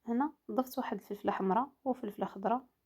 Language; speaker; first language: Arabic; native; Arabic